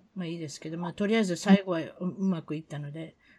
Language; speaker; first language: Japanese; native; Japanese